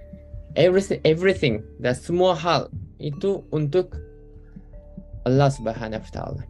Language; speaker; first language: Indonesian; non-native, fluent; Japanese